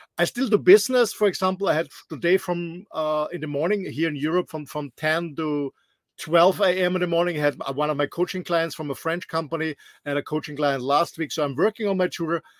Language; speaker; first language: English; non-native, fluent; German